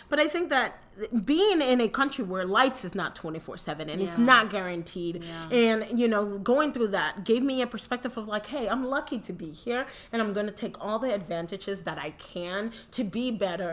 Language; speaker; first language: English; early bilingual, other home language; Spanish